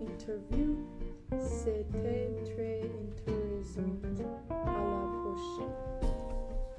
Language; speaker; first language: French; non-native, learner; English